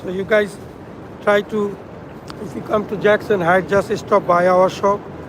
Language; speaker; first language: English; non-native, local second language; Bangla